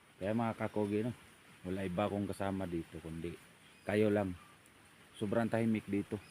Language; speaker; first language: Filipino; non-native, local second language; Cebuano